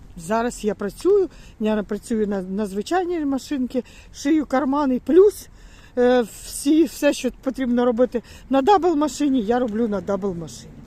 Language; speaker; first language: Ukrainian; native; Ukrainian